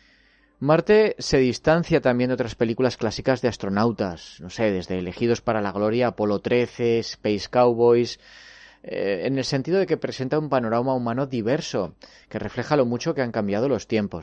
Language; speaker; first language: Spanish; native; Spanish